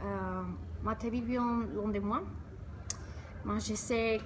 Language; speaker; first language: French; non-native, learner; Spanish